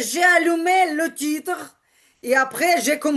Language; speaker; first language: French; non-native, learner; Ukrainian